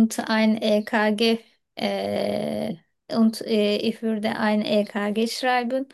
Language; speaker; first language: German; non-native, learner; Turkish